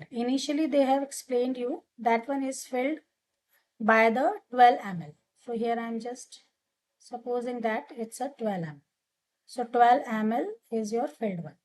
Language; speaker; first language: English; non-native, local second language; Hindi